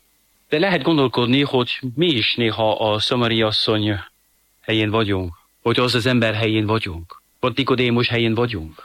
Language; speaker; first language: Hungarian; non-native, fluent; French